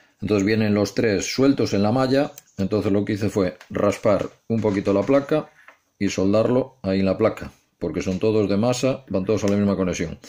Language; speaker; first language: Spanish; native; Spanish